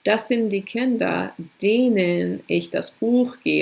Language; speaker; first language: German; non-native, fluent; English